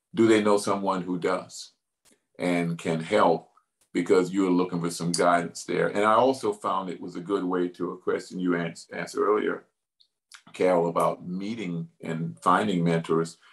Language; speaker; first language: English; native; English